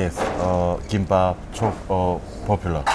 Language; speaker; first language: Turkish; non-native, learner; Korean